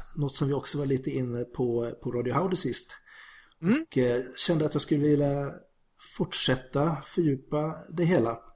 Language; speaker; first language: Swedish; native; Swedish